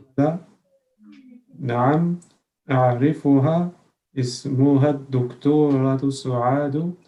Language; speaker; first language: Arabic; non-native, learner; French